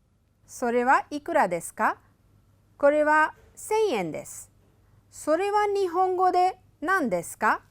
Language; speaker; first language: Japanese; non-native, fluent; Hindi